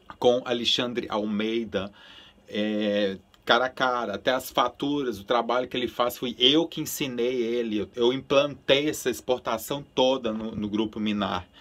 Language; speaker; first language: Portuguese; early bilingual, other home language; Spanish